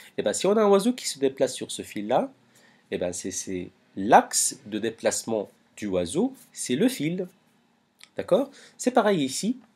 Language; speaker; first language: French; non-native, local second language; Arabic